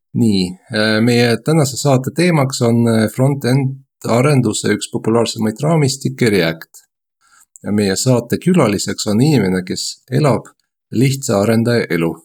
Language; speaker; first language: Estonian; non-native, local second language; Russian